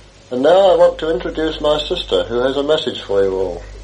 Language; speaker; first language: English; native; English